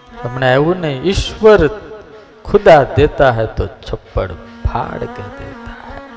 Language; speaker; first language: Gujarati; native; Gujarati